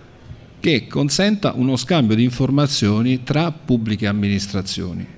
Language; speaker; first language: Italian; native; Italian